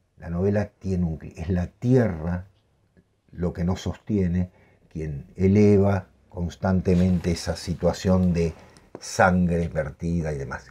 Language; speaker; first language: Spanish; native; Spanish